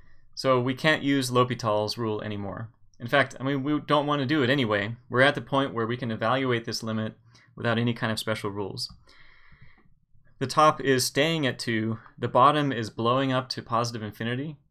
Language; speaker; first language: English; native; English